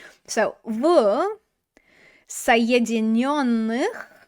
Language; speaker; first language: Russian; non-native, fluent; English